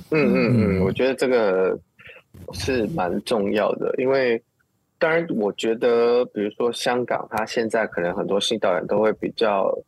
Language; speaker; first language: Chinese; native; Chinese